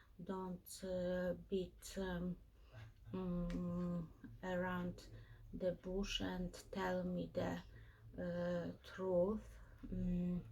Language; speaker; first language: English; non-native, learner; Polish